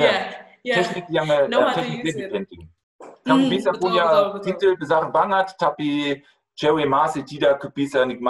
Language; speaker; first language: Indonesian; non-native, fluent; German